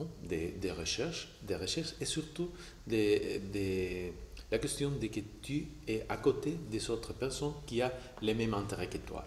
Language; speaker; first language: French; non-native, fluent; Spanish